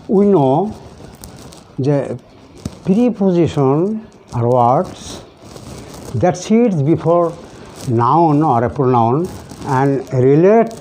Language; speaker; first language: English; non-native, local second language; Assamese